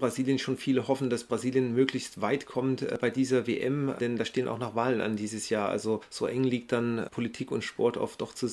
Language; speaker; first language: German; native; German